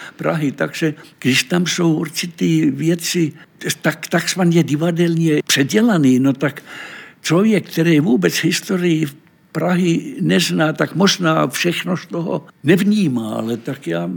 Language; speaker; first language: Czech; non-native, fluent; Finnish